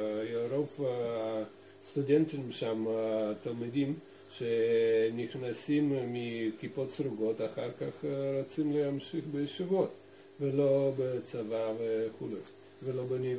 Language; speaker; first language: Hebrew; non-native, fluent; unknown